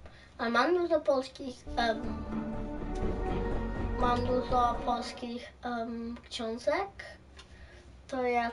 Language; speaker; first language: Polish; early bilingual, heritage; Polish